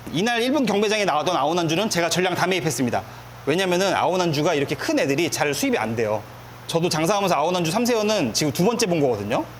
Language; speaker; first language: Korean; native; Korean